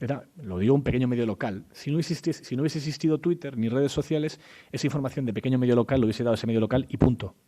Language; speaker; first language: Spanish; native; Spanish